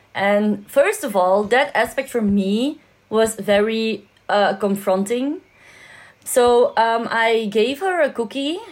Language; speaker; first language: English; non-native, fluent; Dutch